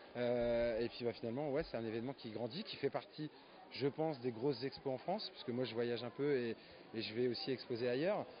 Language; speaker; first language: French; native; French